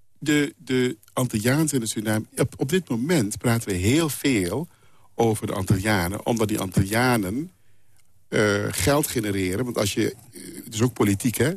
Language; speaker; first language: Dutch; non-native, local second language; Papiamento